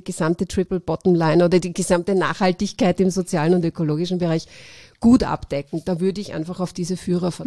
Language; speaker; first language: German; native; German